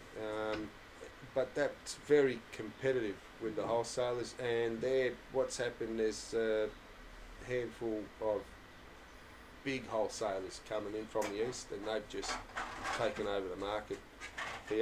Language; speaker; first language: English; non-native, local second language; Croatian